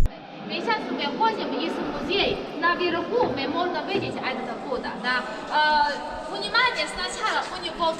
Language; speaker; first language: Russian; non-native, learner; Chinese